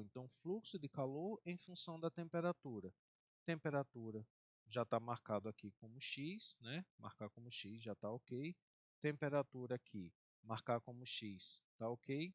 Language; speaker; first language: Portuguese; native; Portuguese